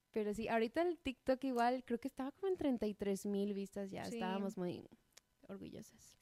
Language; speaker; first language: Spanish; native; Spanish